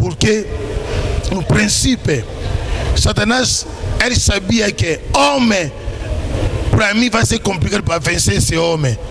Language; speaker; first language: Portuguese; non-native, learner; Lingala